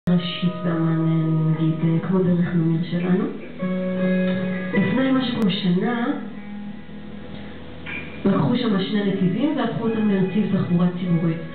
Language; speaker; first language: Hebrew; native; Hebrew